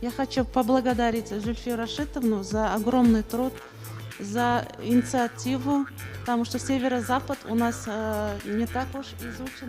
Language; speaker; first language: Russian; non-native, local second language; Bashkir